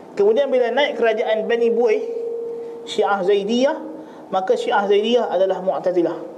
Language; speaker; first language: Malay; native; Malay